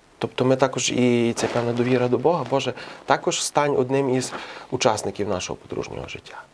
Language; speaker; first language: Ukrainian; native; Ukrainian